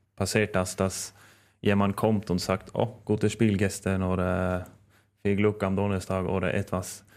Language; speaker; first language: German; non-native, fluent; Norwegian